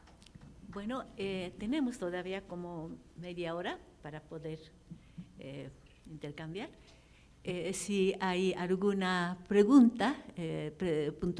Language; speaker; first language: Spanish; non-native, fluent; Japanese